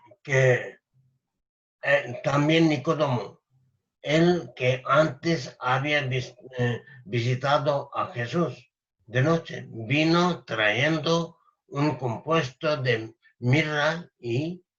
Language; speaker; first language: Spanish; non-native, learner; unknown